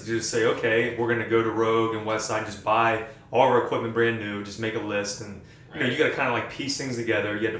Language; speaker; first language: English; native; English